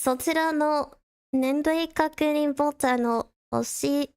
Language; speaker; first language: Japanese; non-native, learner; English